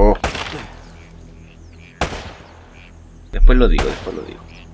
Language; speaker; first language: Spanish; native; Spanish